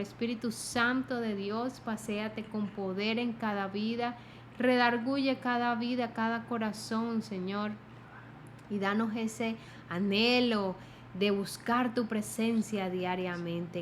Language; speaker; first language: Spanish; native; Spanish